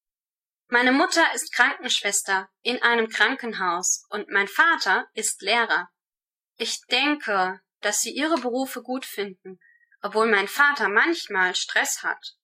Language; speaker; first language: German; non-native, learner; English